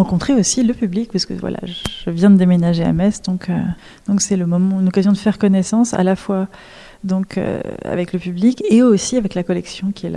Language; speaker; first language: French; native; French